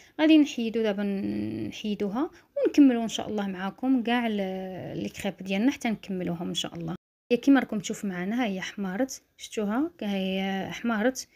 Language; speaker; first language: Arabic; native; Arabic